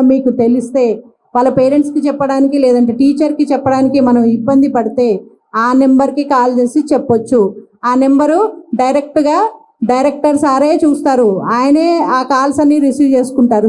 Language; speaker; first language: Telugu; native; Telugu